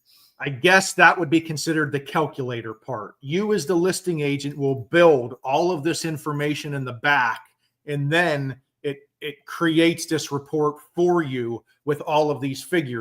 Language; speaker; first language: English; native; English